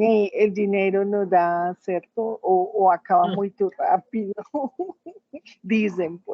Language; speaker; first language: Portuguese; non-native, learner; Spanish